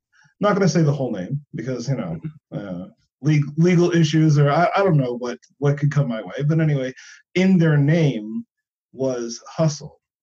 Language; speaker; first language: English; native; English